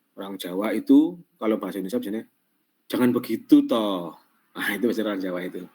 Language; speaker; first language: Indonesian; non-native, local second language; Javanese